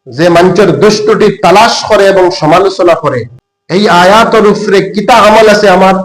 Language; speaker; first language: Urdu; non-native, local second language; Bangla